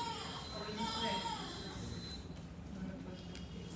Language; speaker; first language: Spanish; native; Spanish